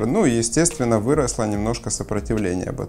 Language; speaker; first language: Russian; native; Russian